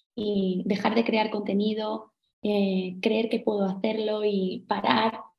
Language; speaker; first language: Spanish; native; Spanish